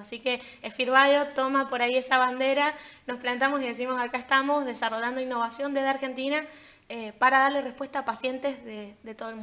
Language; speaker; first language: Spanish; native; Spanish